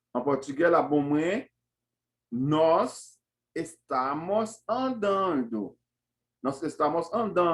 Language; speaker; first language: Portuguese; non-native, fluent; Haitian Creole